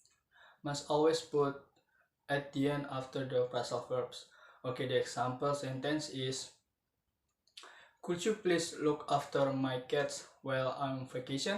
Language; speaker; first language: English; non-native, learner; Indonesian